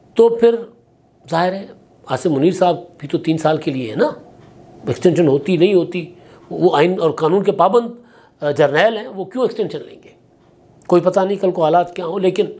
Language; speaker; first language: Urdu; non-native, local second language; Sindhi